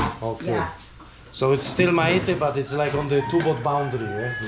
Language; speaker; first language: English; non-native, learner; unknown